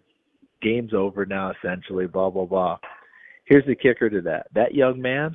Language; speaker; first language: English; native; English